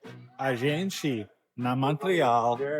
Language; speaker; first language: Portuguese; non-native, learner; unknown